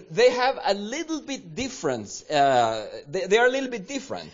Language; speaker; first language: English; non-native, fluent; Swedish